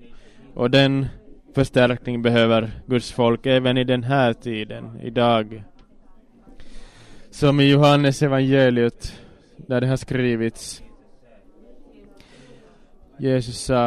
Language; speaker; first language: Swedish; non-native, local second language; Finnish